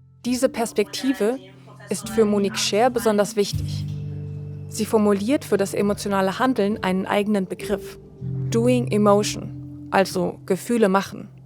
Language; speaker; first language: German; native; German